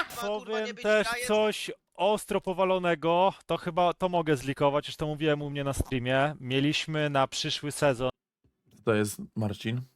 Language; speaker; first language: Polish; native; Polish